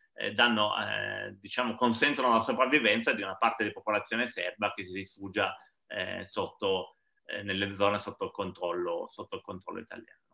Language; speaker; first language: Italian; native; Italian